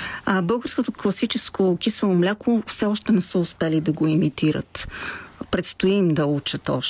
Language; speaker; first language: Bulgarian; native; Bulgarian